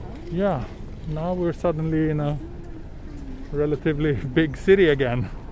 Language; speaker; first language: English; non-native, fluent; Swedish